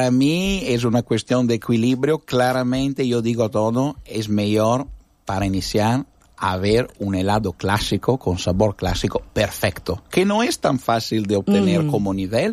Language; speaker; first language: Spanish; non-native, fluent; Italian